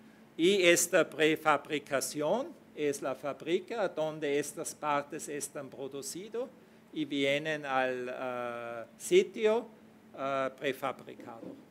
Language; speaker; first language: Spanish; non-native, fluent; German